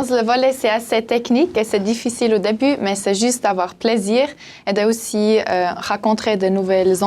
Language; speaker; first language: French; non-native, local second language; German